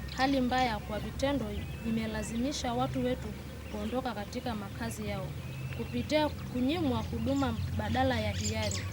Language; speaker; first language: Swahili; non-native, local second language; Masai